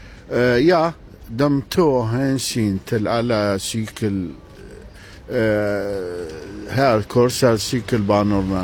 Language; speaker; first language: Swedish; non-native, fluent; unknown